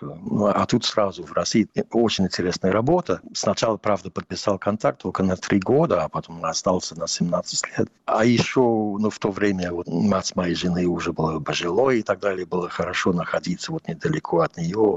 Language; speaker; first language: Russian; non-native, fluent; English